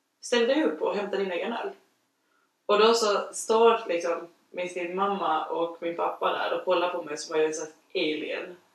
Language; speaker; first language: Swedish; non-native, fluent; Spanish